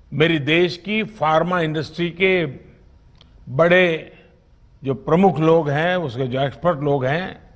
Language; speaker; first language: Hindi; non-native, local second language; Gujarati